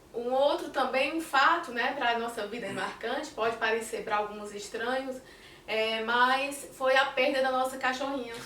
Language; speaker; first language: Portuguese; native; Portuguese